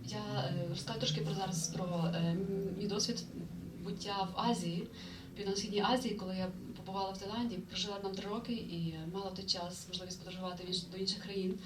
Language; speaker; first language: Ukrainian; native; Ukrainian